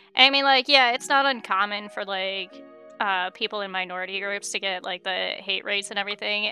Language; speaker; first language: English; native; English